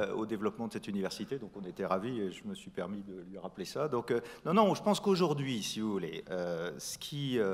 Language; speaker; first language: French; native; French